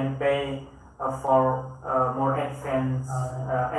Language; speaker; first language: English; non-native, learner; Indonesian